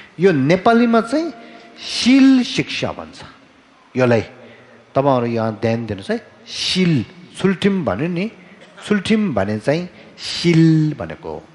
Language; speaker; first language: Nepali; non-native, local second language; Tibetan